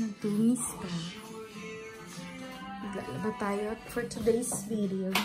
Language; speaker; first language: Filipino; native; Filipino